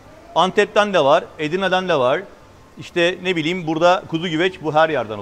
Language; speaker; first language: Turkish; native; Turkish